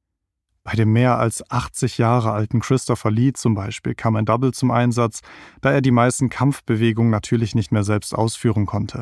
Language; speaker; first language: German; native; German